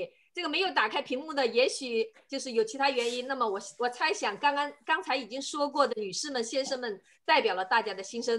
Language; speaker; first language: Chinese; native; Chinese